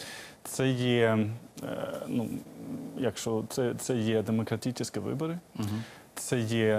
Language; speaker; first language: Ukrainian; non-native, fluent; Swedish